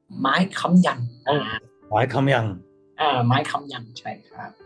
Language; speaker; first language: Thai; native; Thai